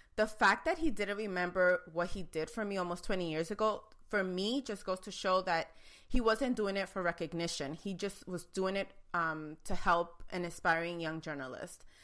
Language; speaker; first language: English; native; English